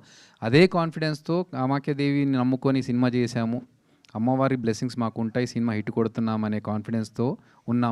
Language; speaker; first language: Telugu; native; Telugu